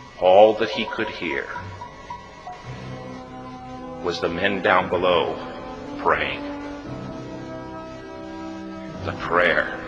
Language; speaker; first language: English; native; English